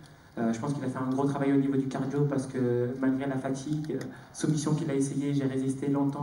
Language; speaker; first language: French; native; French